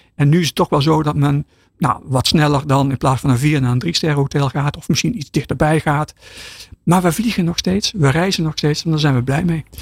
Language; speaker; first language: Dutch; native; Dutch